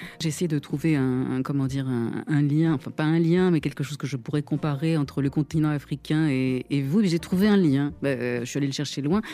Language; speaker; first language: French; native; French